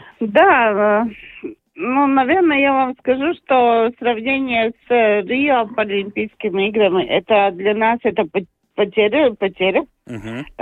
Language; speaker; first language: Russian; non-native, local second language; Latvian